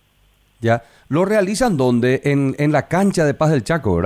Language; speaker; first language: Spanish; native; Spanish